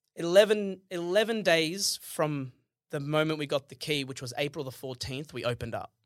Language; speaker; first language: English; early bilingual, other home language; Arabic